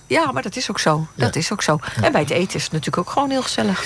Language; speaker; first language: Dutch; native; Dutch